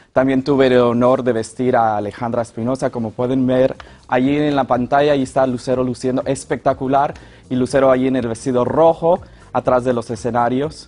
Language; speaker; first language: Spanish; early bilingual, heritage; Spanish